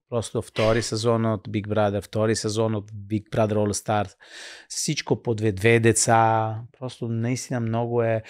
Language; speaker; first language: Bulgarian; non-native, fluent; Italian